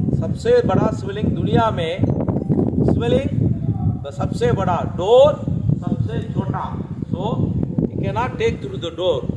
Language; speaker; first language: Hindi; non-native, local second language; Tamil